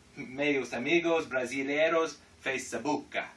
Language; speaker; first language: Portuguese; non-native, learner; English